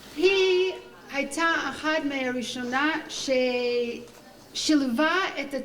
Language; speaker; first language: Hebrew; non-native, fluent; English